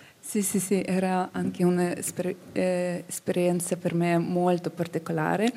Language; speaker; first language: Italian; non-native, learner; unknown